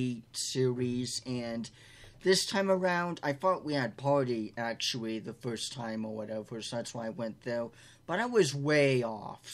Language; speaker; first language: English; native; English